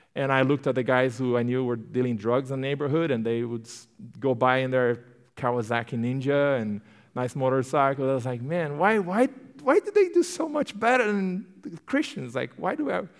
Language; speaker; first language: English; non-native, fluent; Portuguese